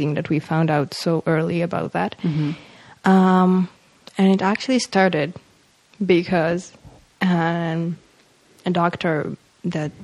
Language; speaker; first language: English; non-native, fluent; Polish